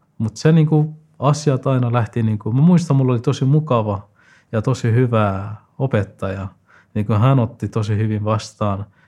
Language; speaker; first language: Finnish; non-native, fluent; Persian